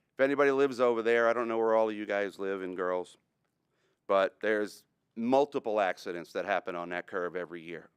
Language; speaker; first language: English; native; English